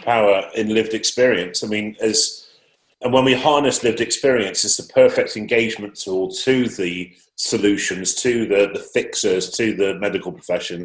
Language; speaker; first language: English; native; English